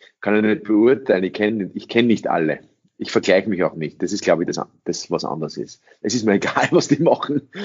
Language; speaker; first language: German; early bilingual, other home language; English